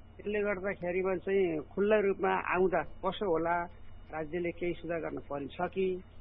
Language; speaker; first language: Nepali; native; Nepali